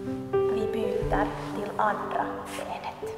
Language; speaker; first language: Swedish; non-native, local second language; Finnish